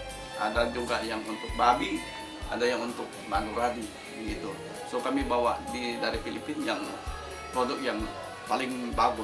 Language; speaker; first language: Indonesian; non-native, fluent; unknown